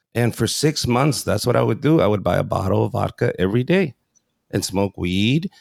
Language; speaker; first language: English; early bilingual, other home language; Spanish